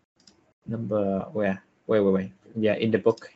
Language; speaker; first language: English; non-native, fluent; Vietnamese